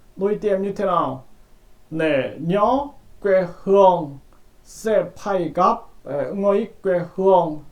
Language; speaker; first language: Vietnamese; non-native, learner; Korean